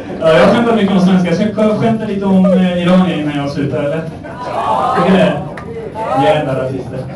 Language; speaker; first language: Swedish; early bilingual, other home language; Persian